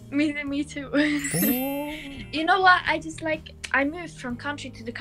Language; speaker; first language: English; non-native, learner; Polish